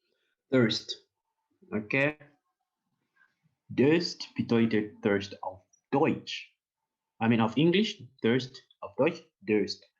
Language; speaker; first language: German; non-native, learner; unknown